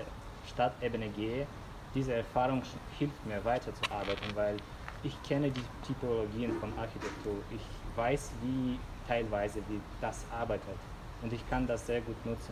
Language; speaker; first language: German; non-native, fluent; Russian